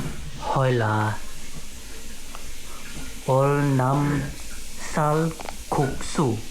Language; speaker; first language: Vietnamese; non-native, learner; English